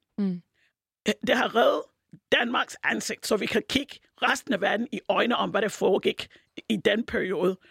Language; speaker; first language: Danish; non-native, fluent; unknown